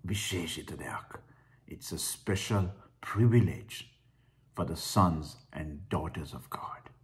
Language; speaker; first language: English; non-native, local second language; Sinhala